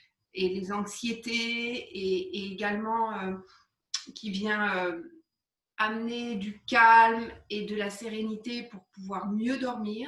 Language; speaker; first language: French; native; French